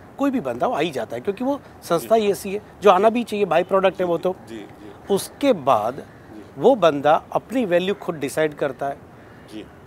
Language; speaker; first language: Hindi; non-native, local second language; Gujarati